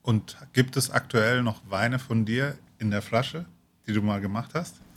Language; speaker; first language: German; native; German